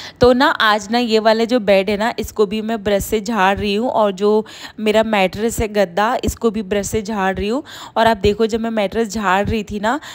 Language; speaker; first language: Hindi; native; Hindi